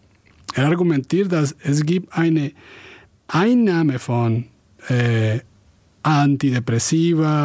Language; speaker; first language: German; non-native, fluent; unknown